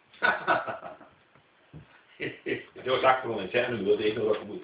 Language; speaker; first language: Danish; native; Danish